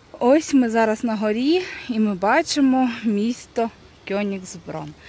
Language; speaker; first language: Ukrainian; non-native, local second language; Russian